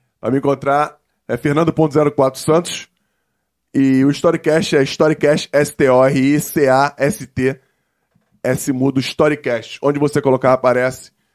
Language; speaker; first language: Portuguese; native; Portuguese